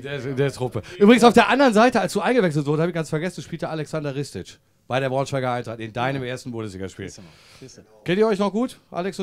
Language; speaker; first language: German; native; German